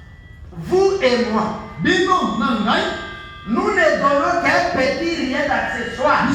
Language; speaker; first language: French; non-native, local second language; Lingala